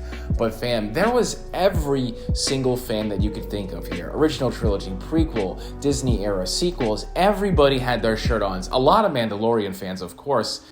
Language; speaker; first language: English; native; English